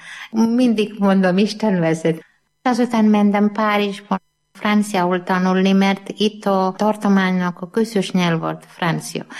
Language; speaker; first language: Hungarian; non-native, learner; Malayalam